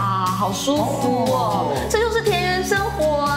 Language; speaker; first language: Chinese; native; Chinese